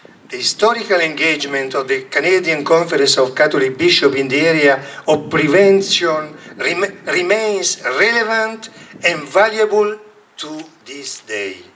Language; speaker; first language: English; non-native, fluent; Italian